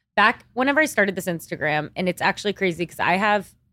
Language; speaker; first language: English; native; English